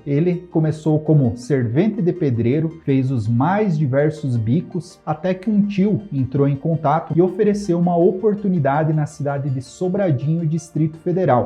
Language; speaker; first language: Portuguese; native; Portuguese